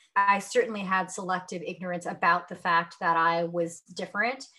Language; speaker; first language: English; early bilingual, other home language; Hindi